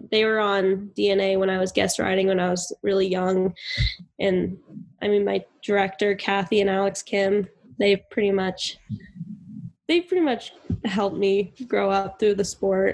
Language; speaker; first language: English; native; English